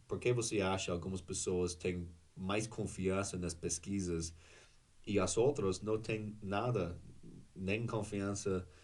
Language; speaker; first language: Portuguese; non-native, learner; English